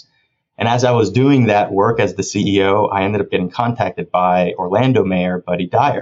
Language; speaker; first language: English; native; English